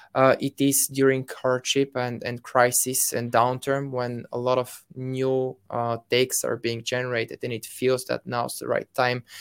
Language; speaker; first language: English; non-native, fluent; Bulgarian